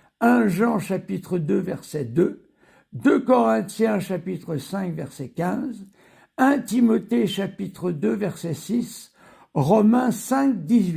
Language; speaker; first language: French; native; French